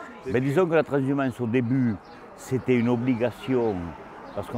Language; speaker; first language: French; native; French